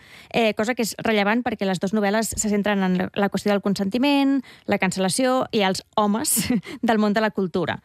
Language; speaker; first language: Catalan; native; Catalan